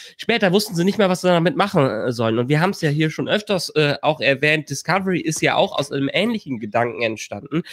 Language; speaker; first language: German; native; German